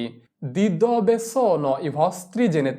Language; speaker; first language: Italian; non-native, fluent; Bangla